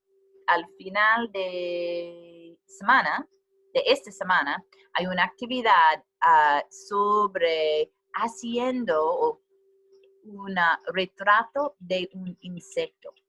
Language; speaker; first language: Spanish; non-native, learner; English